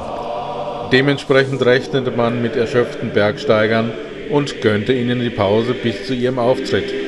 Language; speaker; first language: German; native; German